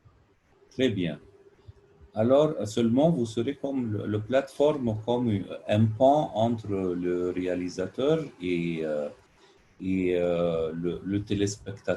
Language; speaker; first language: French; non-native, learner; Arabic